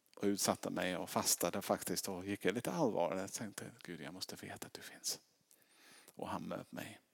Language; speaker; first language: Swedish; non-native, fluent; English